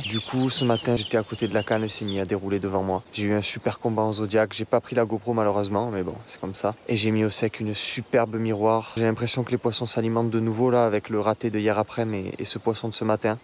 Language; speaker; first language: French; native; French